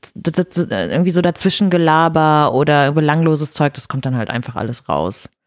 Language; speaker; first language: German; non-native, fluent; Portuguese